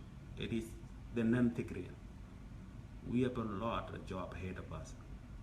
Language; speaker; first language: English; non-native, fluent; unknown